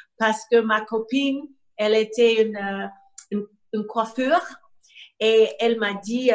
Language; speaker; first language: French; non-native, learner; English